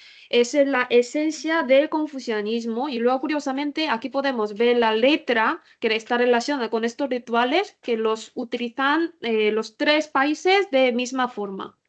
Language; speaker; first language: Spanish; non-native, learner; Korean